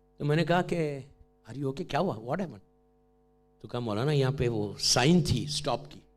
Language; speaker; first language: Urdu; native; Urdu